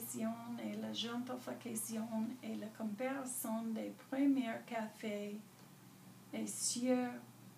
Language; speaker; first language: French; non-native, learner; English